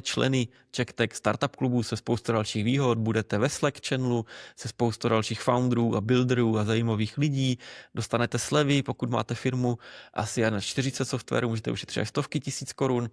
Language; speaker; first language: Czech; native; Czech